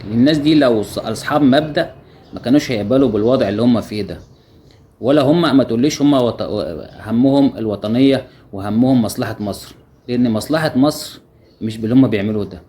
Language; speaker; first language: Arabic; native; Arabic